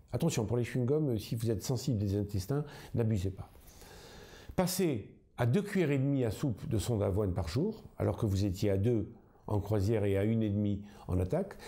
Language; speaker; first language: French; native; French